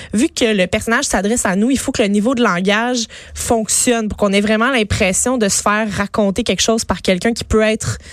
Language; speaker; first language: French; native; French